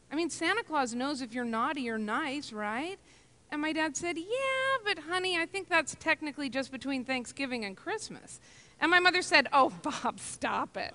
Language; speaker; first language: English; native; English